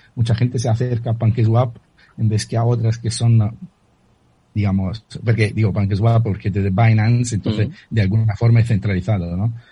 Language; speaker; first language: Spanish; non-native, fluent; Italian